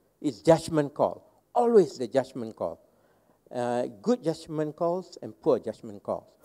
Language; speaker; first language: English; non-native, local second language; Malay